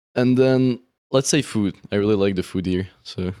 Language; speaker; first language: English; non-native, fluent; Czech